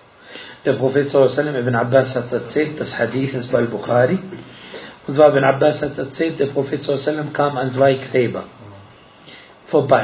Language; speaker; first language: German; non-native, fluent; Arabic